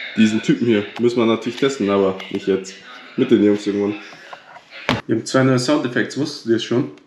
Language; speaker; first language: German; native; German